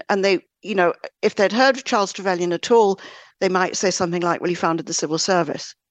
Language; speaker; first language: English; native; English